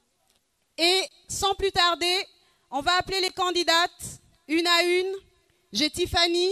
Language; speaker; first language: French; non-native, local second language; Wolof